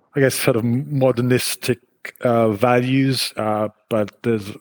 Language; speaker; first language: English; non-native, fluent; Hebrew